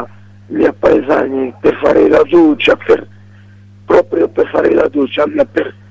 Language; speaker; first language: Italian; non-native, learner; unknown